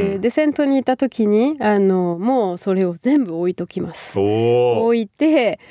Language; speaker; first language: Japanese; non-native, fluent; French